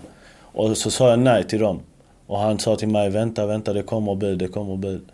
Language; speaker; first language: Swedish; early bilingual, other home language; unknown